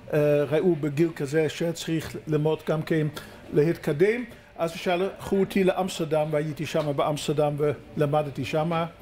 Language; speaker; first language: Hebrew; non-native, fluent; Dutch